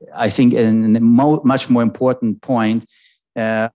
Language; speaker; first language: English; non-native, fluent; German